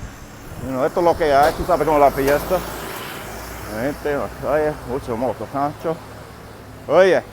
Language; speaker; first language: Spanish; non-native, learner; English